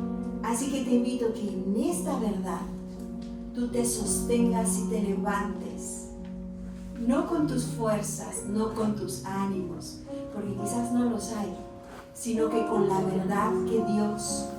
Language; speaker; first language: Spanish; native; Spanish